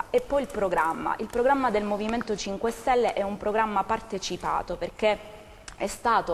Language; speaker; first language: Italian; native; Italian